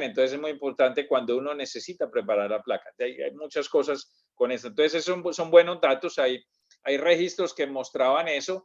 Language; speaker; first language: Spanish; native; Spanish